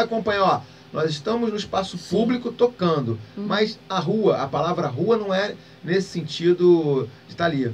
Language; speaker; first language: Portuguese; native; Portuguese